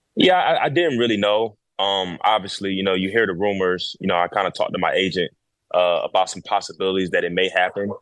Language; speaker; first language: English; native; English